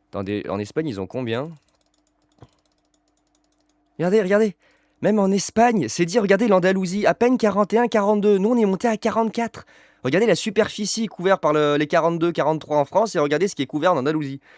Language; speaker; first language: French; native; French